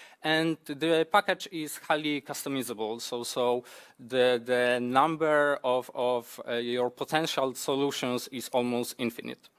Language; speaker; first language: English; non-native, fluent; Polish